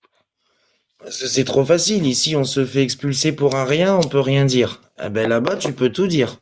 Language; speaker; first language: French; native; French